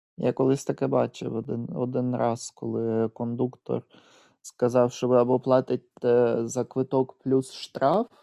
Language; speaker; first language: Ukrainian; native; Ukrainian